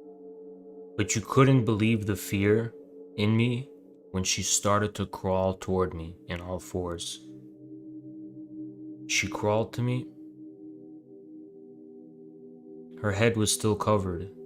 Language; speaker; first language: English; native; English